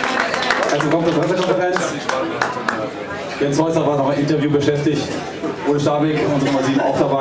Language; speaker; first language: German; native; German